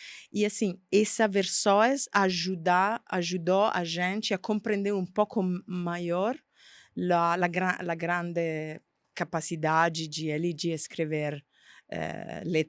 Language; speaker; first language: Portuguese; non-native, fluent; Italian